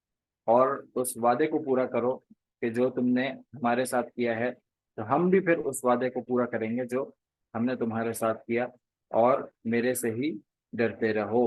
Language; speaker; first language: Urdu; native; Urdu